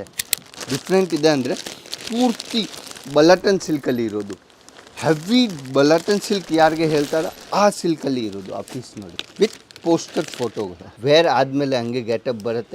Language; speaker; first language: Kannada; non-native, fluent; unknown